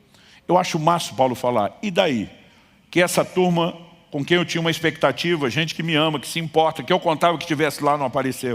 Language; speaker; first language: Portuguese; native; Portuguese